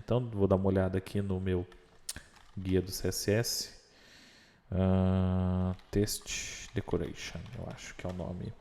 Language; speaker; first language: Portuguese; native; Portuguese